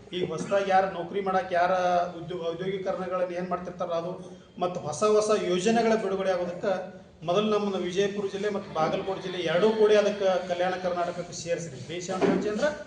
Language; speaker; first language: Kannada; native; Kannada